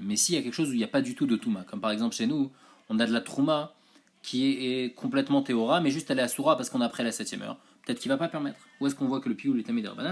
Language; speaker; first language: French; native; French